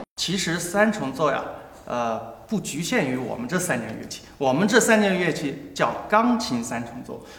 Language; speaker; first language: Chinese; native; Chinese